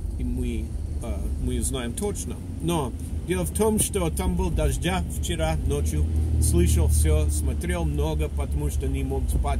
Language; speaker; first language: Russian; non-native, fluent; English